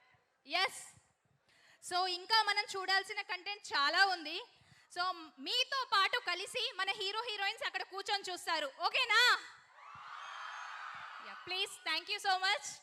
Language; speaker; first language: Telugu; native; Telugu